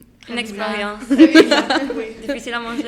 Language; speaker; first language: French; non-native, learner; Spanish